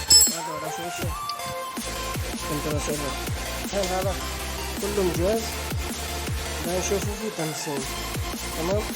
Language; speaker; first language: Arabic; non-native, learner; Punjabi